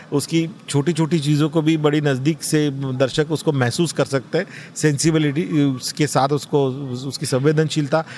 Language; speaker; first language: Hindi; non-native, local second language; Marathi